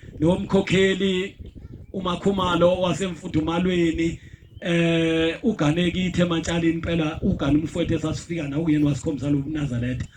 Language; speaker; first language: Zulu; native; Zulu